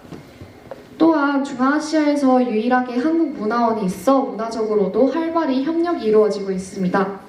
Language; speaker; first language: Korean; native; Korean